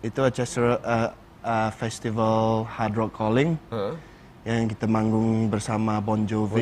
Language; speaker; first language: Indonesian; non-native, fluent; English